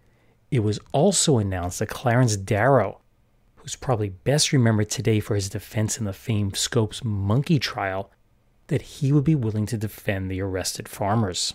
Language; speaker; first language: English; native; English